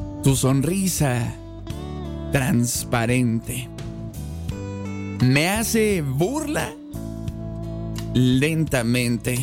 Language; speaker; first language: Spanish; native; Spanish